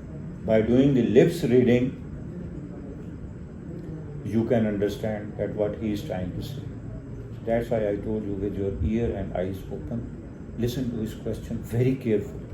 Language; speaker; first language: English; non-native, local second language; Urdu